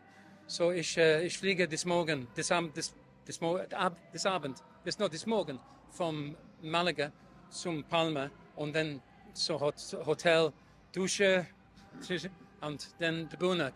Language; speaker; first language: German; non-native, learner; English